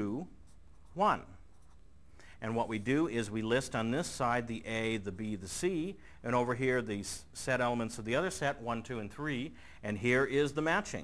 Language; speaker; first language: English; native; English